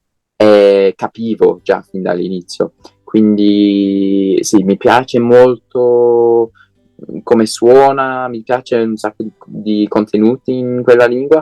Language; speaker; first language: Italian; non-native, fluent; English